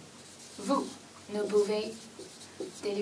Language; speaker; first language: French; non-native, learner; Chinese